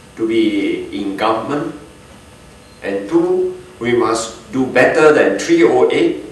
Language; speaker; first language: English; non-native, local second language; Min Nan Chinese